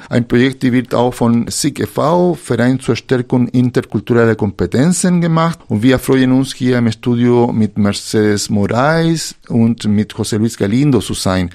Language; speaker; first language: German; non-native, fluent; Spanish